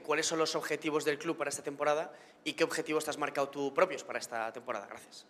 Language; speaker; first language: Spanish; native; Spanish